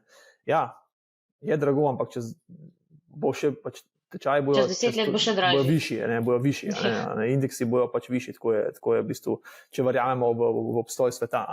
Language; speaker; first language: Slovenian; native; Slovenian